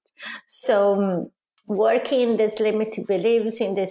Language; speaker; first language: English; non-native, fluent; Portuguese